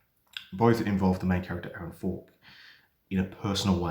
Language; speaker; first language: English; native; English